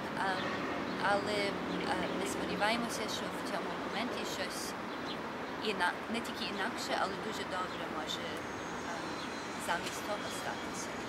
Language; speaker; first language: Ukrainian; early bilingual, heritage; Ukrainian